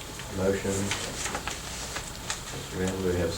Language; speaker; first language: English; native; English